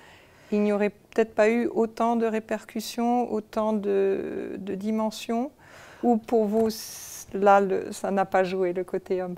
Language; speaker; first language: French; native; French